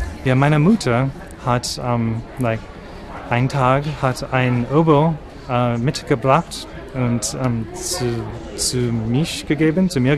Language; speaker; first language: German; non-native, learner; English